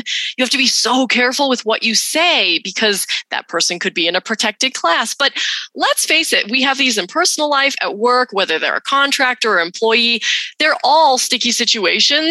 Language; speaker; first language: English; native; English